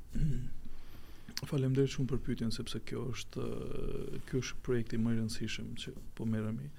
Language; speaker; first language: Albanian; native; Albanian